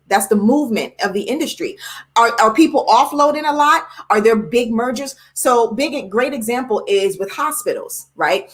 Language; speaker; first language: English; native; English